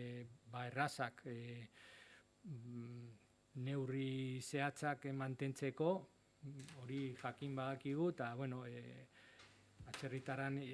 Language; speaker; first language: Basque; non-native, local second language; Spanish